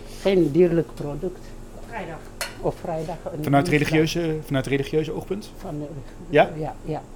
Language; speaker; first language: Dutch; non-native, learner; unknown